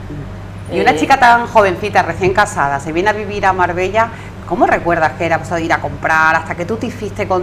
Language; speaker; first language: Spanish; native; Spanish